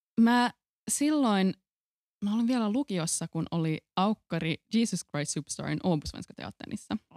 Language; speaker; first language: Finnish; non-native, local second language; Swedish